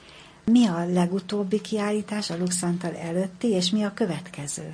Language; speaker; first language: Hungarian; native; Hungarian